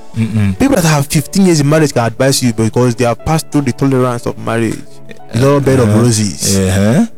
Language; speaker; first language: English; non-native, local second language; Igbo